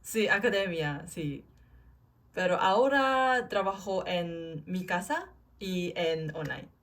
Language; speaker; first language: Spanish; non-native, learner; Korean